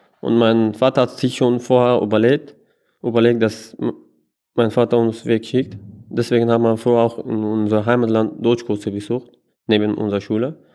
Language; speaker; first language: German; non-native, learner; Persian